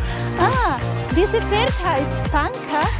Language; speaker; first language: German; non-native, fluent; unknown